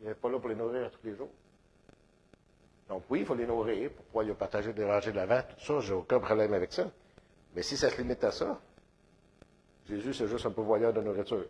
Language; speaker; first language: French; native; French